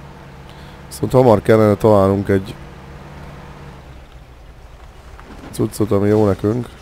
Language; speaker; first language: Hungarian; native; Hungarian